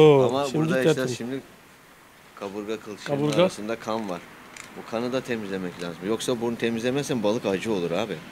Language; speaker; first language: Turkish; native; Turkish